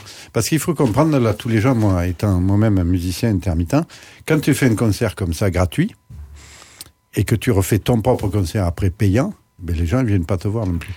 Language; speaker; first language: French; native; French